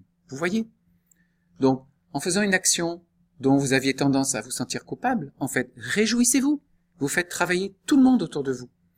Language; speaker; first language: French; native; French